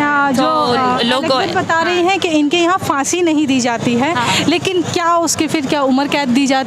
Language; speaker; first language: Hindi; native; Hindi